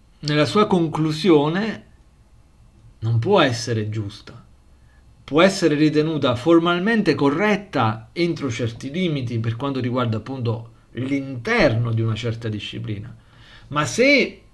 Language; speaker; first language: Italian; native; Italian